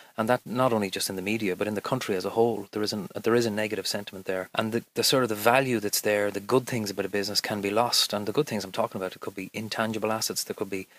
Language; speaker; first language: English; native; English